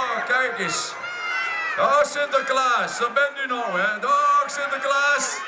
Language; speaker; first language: Dutch; native; Dutch